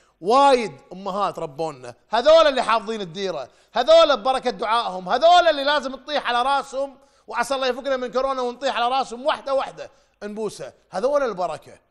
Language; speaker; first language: Arabic; native; Arabic